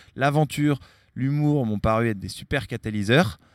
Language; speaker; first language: French; native; French